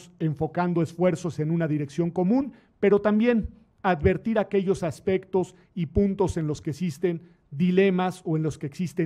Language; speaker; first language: Spanish; native; Spanish